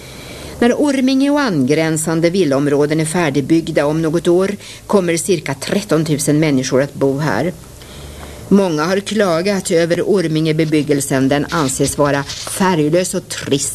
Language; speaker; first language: Swedish; native; Swedish